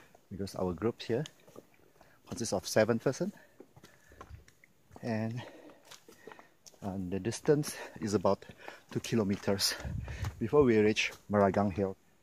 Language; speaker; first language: English; non-native, local second language; Malay